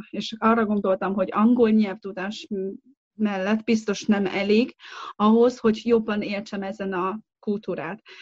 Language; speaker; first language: Hungarian; non-native, fluent; Chinese